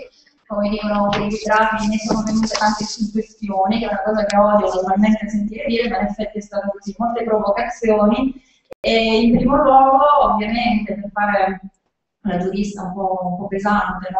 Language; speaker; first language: Italian; native; Italian